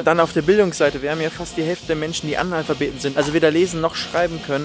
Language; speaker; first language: German; native; German